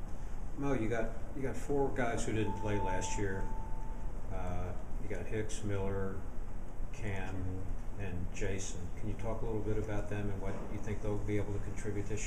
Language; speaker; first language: English; native; English